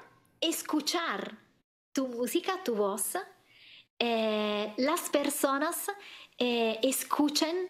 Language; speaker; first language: Spanish; non-native, learner; Italian